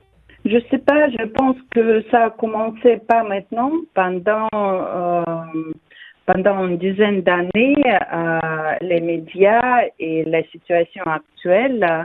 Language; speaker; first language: French; non-native, fluent; Russian